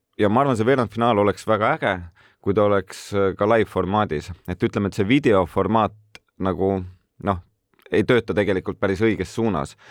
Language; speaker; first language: Estonian; native; Estonian